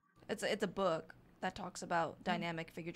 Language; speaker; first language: English; native; English